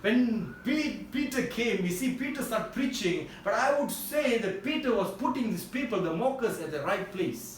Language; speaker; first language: English; non-native, local second language; Tamil